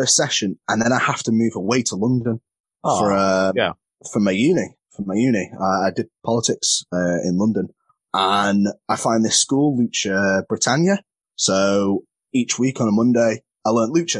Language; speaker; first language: English; native; English